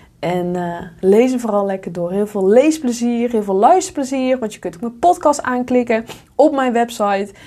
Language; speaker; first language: Dutch; native; Dutch